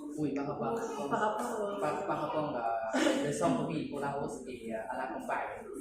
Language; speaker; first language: French; non-native, learner; Lao